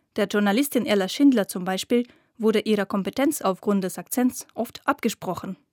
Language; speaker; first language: German; non-native, fluent; Russian